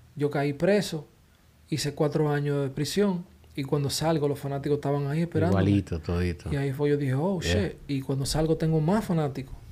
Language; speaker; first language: Spanish; early bilingual, heritage; Spanish